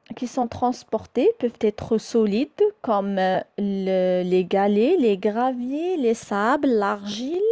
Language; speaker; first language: French; non-native, local second language; Arabic